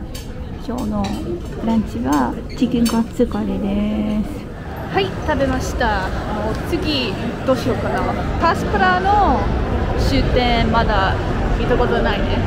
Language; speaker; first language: Japanese; non-native, learner; English